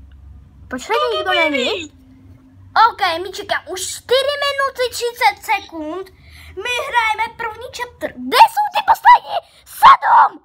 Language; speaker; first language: Czech; early bilingual, other home language; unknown